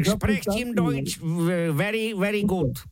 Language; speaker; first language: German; non-native, learner; Czech